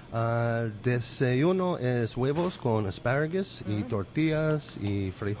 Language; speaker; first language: Spanish; non-native, learner; English